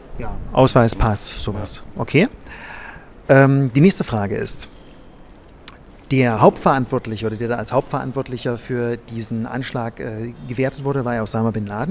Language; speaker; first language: German; native; German